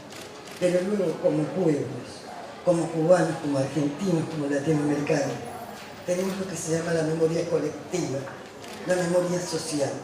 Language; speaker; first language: Spanish; native; Spanish